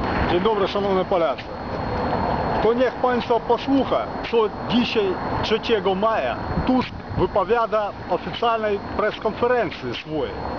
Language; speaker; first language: Polish; non-native, fluent; Ukrainian